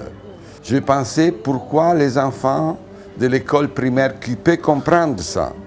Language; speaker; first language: French; non-native, fluent; Italian